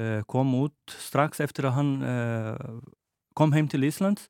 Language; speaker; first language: Icelandic; non-native, fluent; Portuguese